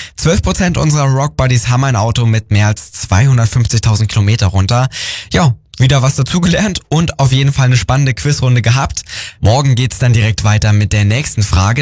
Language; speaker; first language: German; native; German